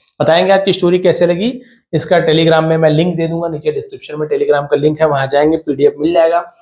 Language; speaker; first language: Hindi; native; Hindi